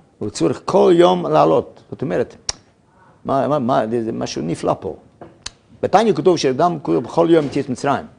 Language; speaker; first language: Hebrew; non-native, fluent; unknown